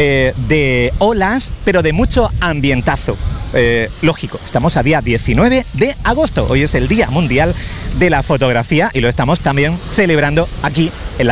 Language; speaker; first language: Spanish; native; Spanish